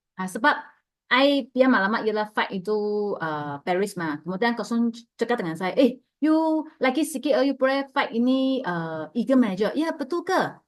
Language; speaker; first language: Malay; non-native, local second language; Chinese